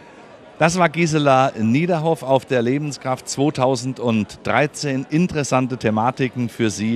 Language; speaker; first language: German; native; German